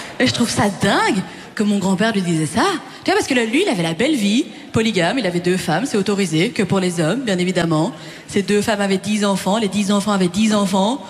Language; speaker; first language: French; early bilingual, other home language; Persian